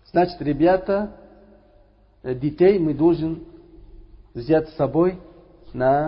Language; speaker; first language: Russian; non-native, learner; Uzbek